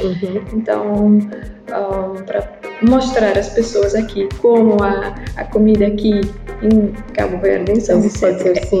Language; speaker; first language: Portuguese; non-native, learner; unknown